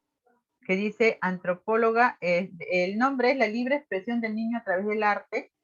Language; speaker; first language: Spanish; native; Spanish